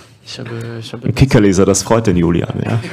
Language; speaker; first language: German; native; German